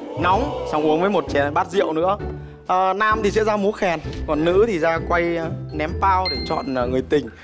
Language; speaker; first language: Vietnamese; non-native, local second language; Muong